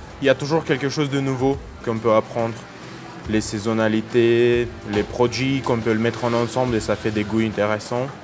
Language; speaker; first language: French; non-native, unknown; Romanian